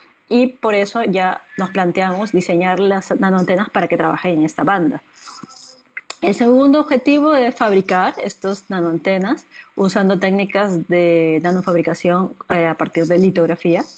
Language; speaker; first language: Spanish; native; Spanish